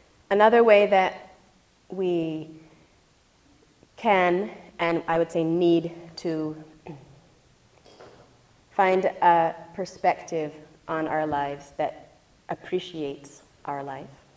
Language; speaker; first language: English; native; English